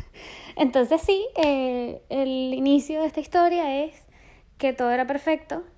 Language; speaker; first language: Spanish; native; Spanish